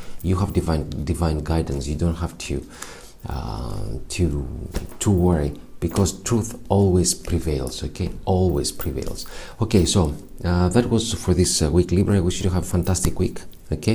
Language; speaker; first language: English; non-native, fluent; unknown